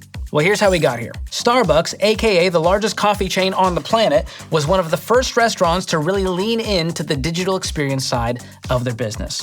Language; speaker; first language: English; native; English